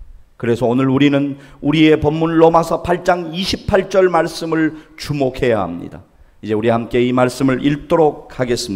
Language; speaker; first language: Korean; native; Korean